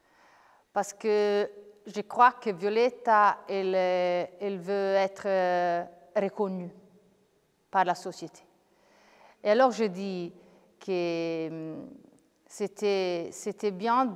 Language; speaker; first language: French; non-native, fluent; Italian